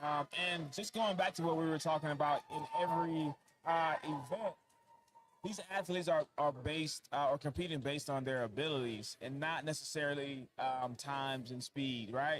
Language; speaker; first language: English; native; English